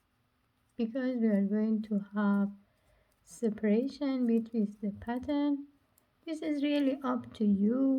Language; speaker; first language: English; non-native, learner; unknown